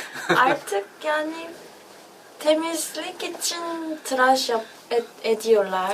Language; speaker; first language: Turkish; non-native, learner; Korean